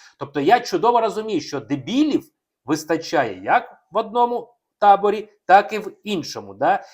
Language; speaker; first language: Ukrainian; non-native, local second language; Russian